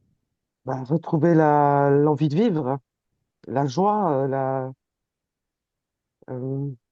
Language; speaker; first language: French; native; French